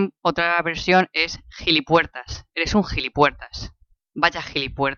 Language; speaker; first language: Spanish; native; Spanish